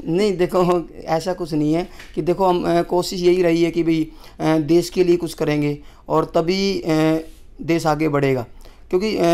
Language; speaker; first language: Hindi; native; Hindi